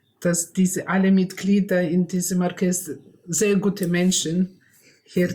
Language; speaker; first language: German; non-native, learner; Russian